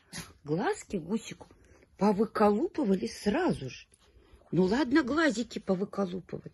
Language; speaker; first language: Russian; native; Russian